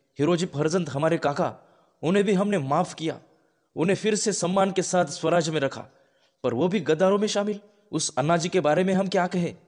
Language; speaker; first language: Hindi; non-native, local second language; Marathi